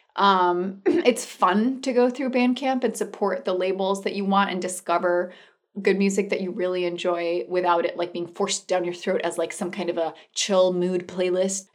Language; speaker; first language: English; non-native, fluent; Spanish